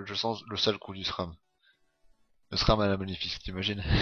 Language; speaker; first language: French; native; French